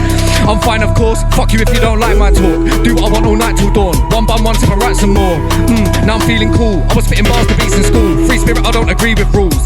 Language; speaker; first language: English; native; English